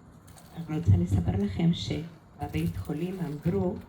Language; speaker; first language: Hebrew; non-native, fluent; Spanish